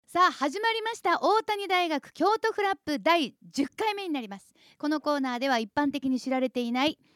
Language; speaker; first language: Japanese; native; Japanese